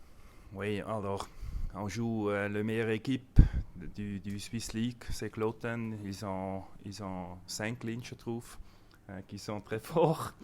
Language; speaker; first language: French; non-native, local second language; German